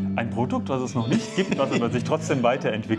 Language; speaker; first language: German; native; German